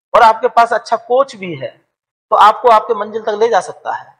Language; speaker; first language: Hindi; native; Hindi